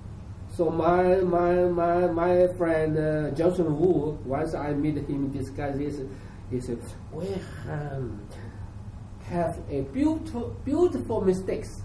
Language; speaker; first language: English; non-native, learner; Chinese